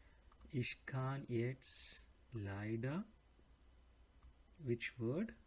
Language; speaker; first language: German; non-native, learner; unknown